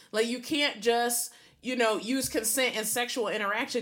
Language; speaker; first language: English; native; English